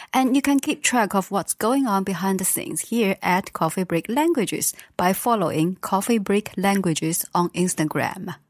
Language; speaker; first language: English; non-native, fluent; Chinese